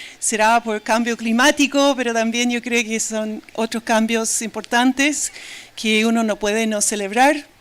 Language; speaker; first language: Spanish; non-native, fluent; English